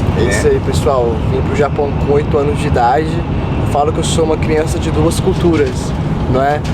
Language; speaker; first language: Portuguese; early bilingual, heritage; Portuguese